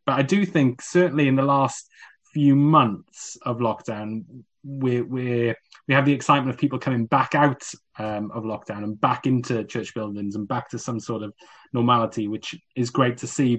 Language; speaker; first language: English; native; English